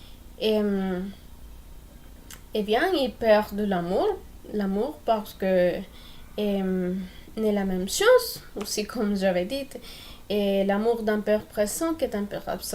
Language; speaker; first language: French; non-native, learner; Spanish